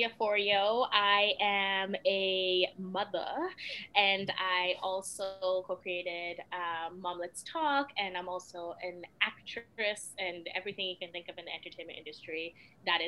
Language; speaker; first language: English; early bilingual, other home language; Krio